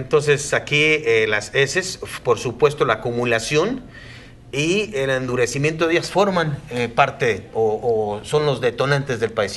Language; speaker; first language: Spanish; native; Spanish